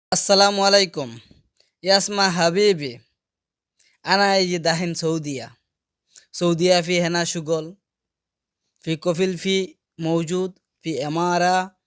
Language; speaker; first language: Arabic; non-native, learner; Bangla